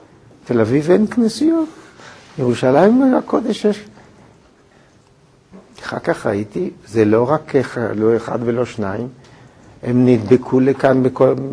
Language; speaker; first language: Hebrew; native; Hebrew